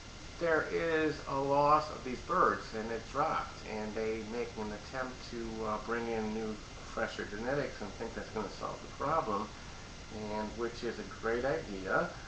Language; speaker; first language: English; native; English